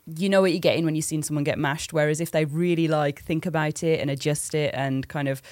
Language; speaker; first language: English; native; English